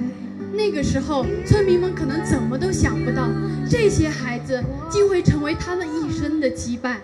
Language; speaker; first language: Chinese; native; Chinese